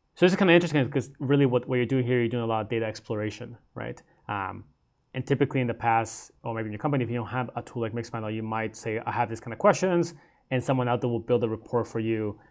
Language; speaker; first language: English; native; English